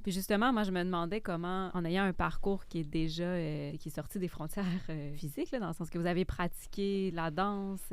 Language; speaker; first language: French; native; French